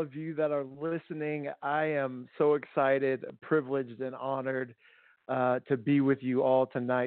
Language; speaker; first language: English; native; English